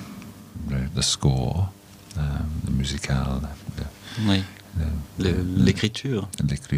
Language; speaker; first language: French; non-native, learner; English